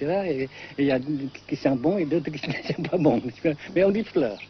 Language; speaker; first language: French; non-native, fluent; Vietnamese